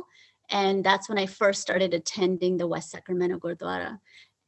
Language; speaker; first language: English; early bilingual, other home language; Punjabi